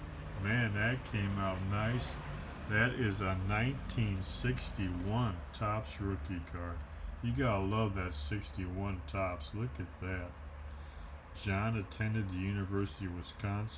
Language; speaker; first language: English; native; English